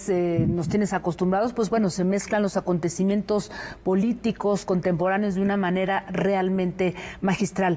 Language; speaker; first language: Spanish; native; Spanish